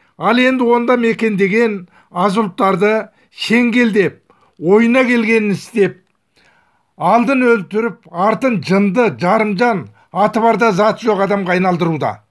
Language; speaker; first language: Kazakh; native; Kazakh